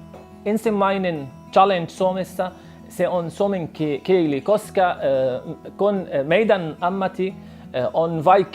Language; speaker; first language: Finnish; non-native, learner; Arabic